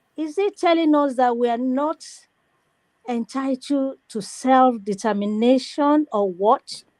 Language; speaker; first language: English; non-native, local second language; Yoruba